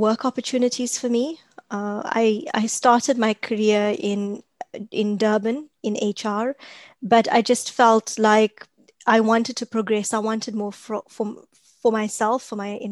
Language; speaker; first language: English; native; English